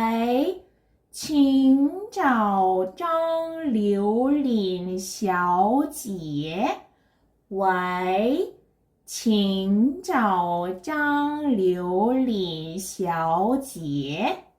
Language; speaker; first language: Chinese; non-native, fluent; Korean